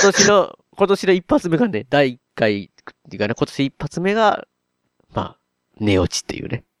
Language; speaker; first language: Japanese; native; Japanese